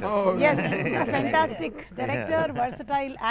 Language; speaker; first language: Telugu; native; Telugu